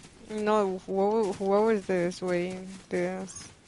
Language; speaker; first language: English; early bilingual, other home language; Spanish